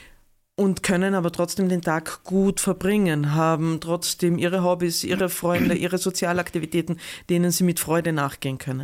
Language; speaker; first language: German; native; German